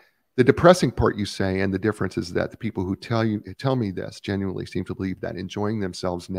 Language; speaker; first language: English; native; English